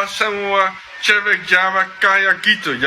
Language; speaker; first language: Indonesian; non-native, fluent; Dutch